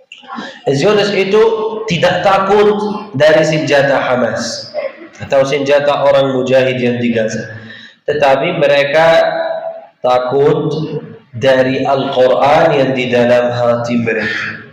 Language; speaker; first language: Indonesian; non-native, fluent; Arabic